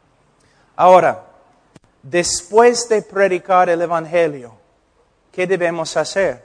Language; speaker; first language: Spanish; non-native, fluent; English